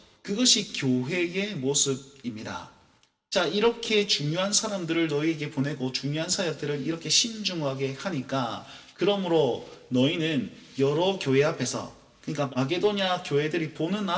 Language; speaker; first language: Korean; native; Korean